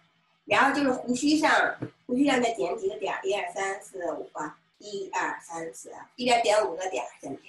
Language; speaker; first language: Chinese; native; Chinese